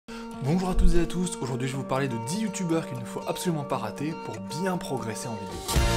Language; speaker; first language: French; native; French